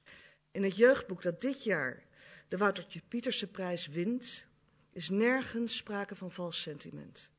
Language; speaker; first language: Dutch; native; Dutch